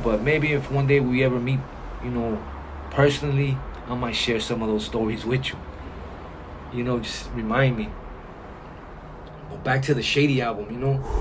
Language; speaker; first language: English; early bilingual, other home language; Spanish